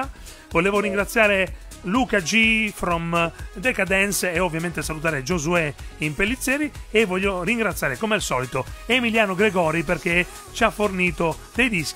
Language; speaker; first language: Italian; native; Italian